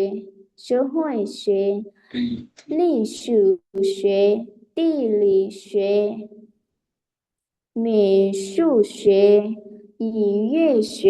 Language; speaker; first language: Chinese; non-native, learner; Lao